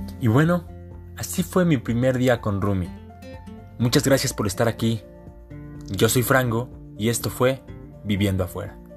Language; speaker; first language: Spanish; native; Spanish